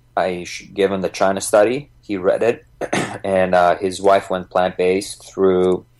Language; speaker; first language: English; early bilingual, other home language; Bosnian